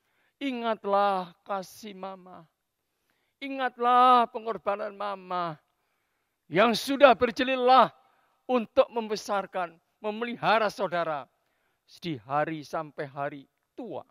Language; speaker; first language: Indonesian; native; Indonesian